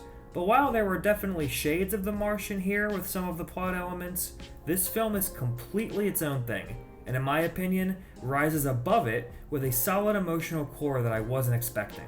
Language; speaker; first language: English; native; English